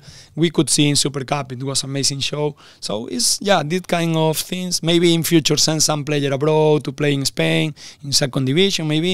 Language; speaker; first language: English; non-native, fluent; Spanish